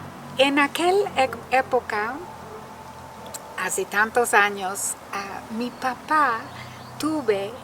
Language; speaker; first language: Spanish; non-native, fluent; English